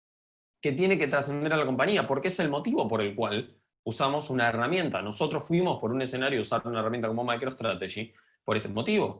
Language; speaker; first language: Spanish; native; Spanish